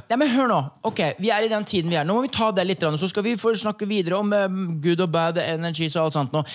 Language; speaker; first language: Norwegian; native; Norwegian